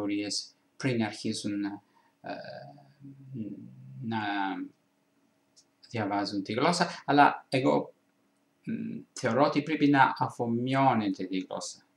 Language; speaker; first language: Greek; non-native, fluent; Italian